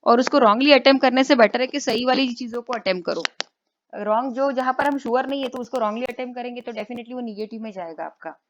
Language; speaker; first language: Hindi; non-native, local second language; Marathi